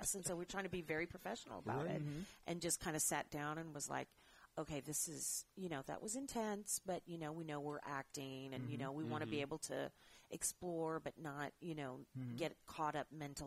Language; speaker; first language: English; native; English